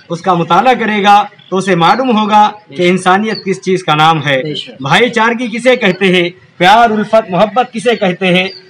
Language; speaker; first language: Hindi; native; Hindi